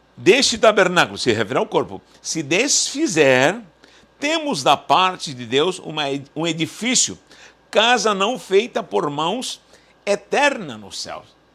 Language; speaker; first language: Portuguese; early bilingual, other home language; Spanish